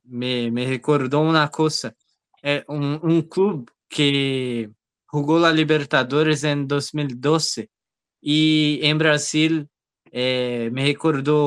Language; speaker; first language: Spanish; non-native, learner; Portuguese